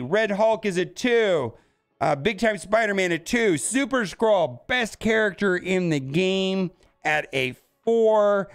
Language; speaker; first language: English; native; English